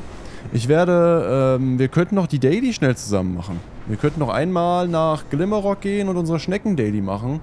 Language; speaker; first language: German; native; German